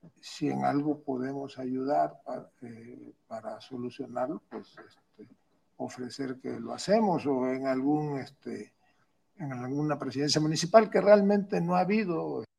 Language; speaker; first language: Spanish; native; Spanish